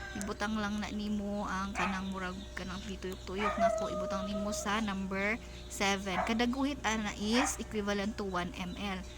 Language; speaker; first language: Cebuano; native; Cebuano